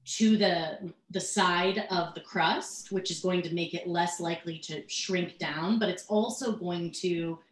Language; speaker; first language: English; native; English